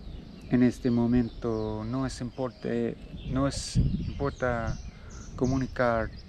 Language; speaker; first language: Spanish; non-native, learner; English